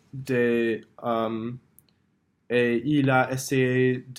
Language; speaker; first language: French; non-native, learner; English